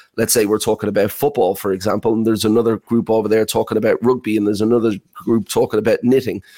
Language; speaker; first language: English; native; English